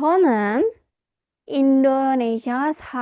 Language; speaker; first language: Korean; non-native, fluent; Indonesian